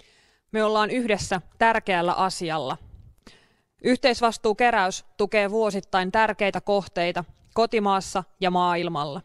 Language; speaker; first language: Finnish; native; Finnish